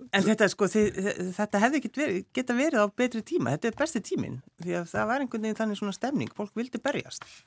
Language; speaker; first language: Icelandic; native; Icelandic